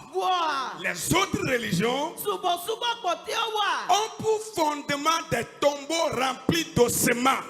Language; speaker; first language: French; non-native, local second language; Ewe